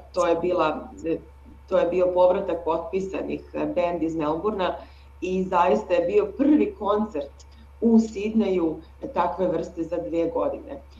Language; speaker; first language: Serbian; native; Serbian